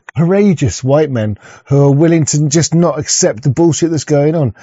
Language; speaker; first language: English; native; English